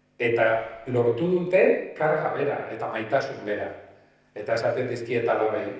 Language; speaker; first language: Basque; non-native, local second language; Spanish